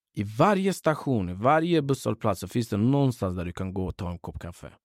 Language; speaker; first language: Swedish; early bilingual, other home language; Central Kurdish